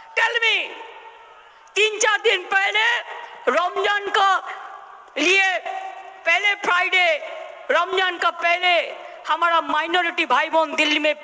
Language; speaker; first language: Hindi; non-native, local second language; Bangla